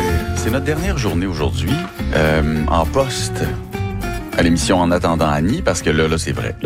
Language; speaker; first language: French; native; French